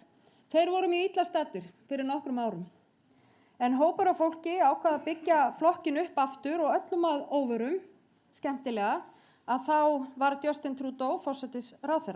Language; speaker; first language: Icelandic; native; Icelandic